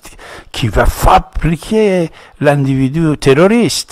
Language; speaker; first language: French; non-native, fluent; Persian